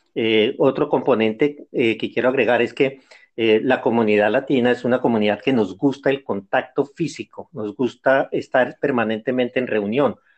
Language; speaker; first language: Spanish; native; Spanish